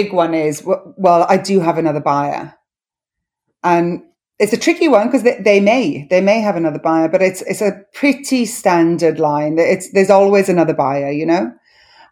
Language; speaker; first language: English; non-native, local second language; Welsh